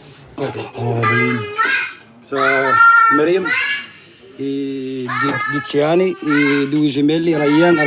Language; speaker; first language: Italian; non-native, learner; Arabic